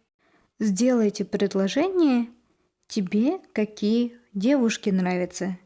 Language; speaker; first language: Russian; non-native, local second language; Kazakh